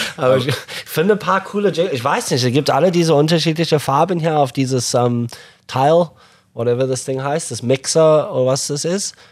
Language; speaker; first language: German; non-native, fluent; English